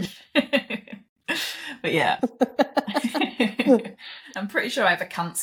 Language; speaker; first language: English; native; English